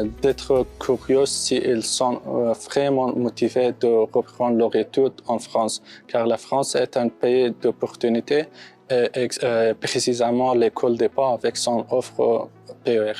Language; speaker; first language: French; non-native, fluent; Pashto